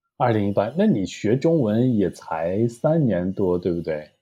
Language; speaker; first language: Chinese; native; Chinese